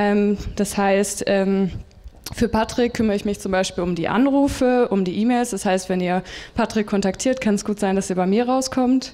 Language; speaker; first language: German; native; German